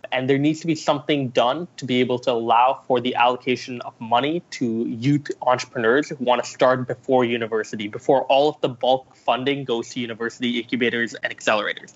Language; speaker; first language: English; early bilingual, other home language; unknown